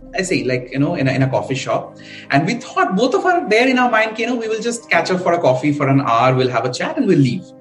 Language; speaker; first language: English; non-native, local second language; Bangla